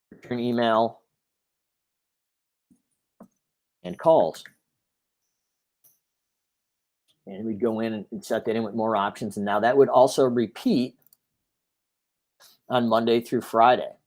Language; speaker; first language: English; native; English